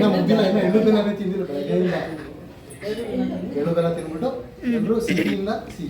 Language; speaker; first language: Kannada; native; Kannada